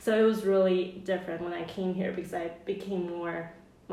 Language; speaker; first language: English; non-native, fluent; Chinese